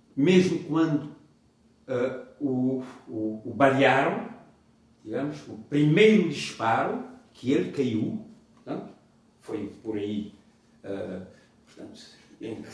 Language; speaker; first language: Portuguese; non-native, local second language; Kabuverdianu